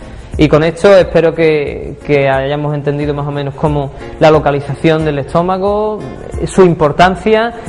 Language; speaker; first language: Spanish; native; Spanish